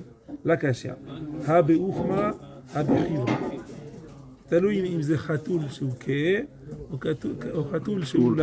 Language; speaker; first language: Hebrew; non-native, fluent; French